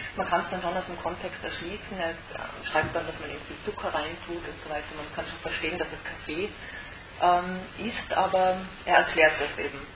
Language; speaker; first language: German; native; German